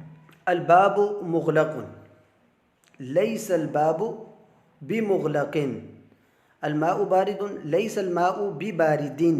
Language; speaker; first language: Arabic; non-native, fluent; Urdu